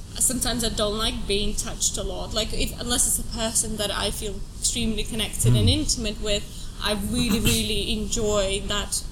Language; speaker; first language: English; non-native, fluent; Russian